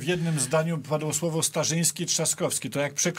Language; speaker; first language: Polish; native; Polish